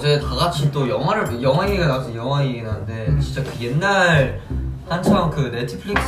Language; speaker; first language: Korean; native; Korean